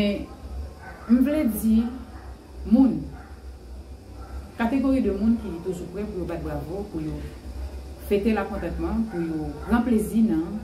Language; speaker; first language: French; non-native, learner; Haitian Creole